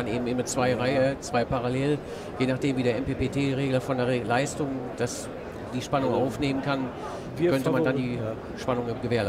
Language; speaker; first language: German; native; German